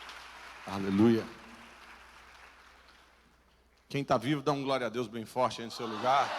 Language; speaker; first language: Portuguese; native; Portuguese